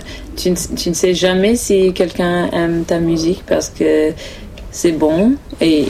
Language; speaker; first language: French; non-native, learner; English